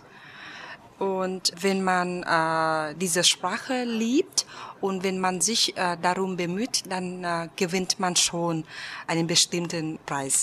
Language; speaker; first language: German; non-native, fluent; Vietnamese